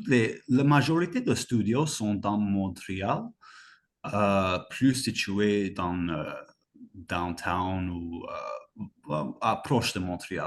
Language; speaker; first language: French; non-native, fluent; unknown